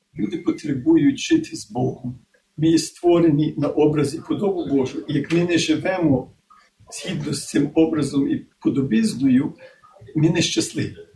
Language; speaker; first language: Ukrainian; early bilingual, heritage; Ukrainian